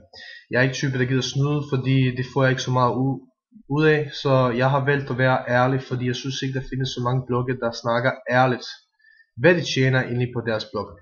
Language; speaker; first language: Danish; non-native, fluent; Bosnian